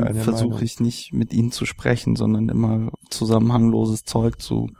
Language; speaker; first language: German; native; German